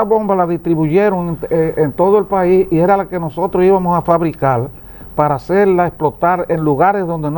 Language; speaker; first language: Spanish; native; Spanish